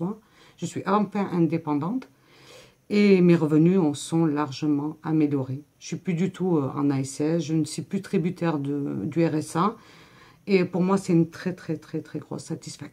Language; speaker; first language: French; native; French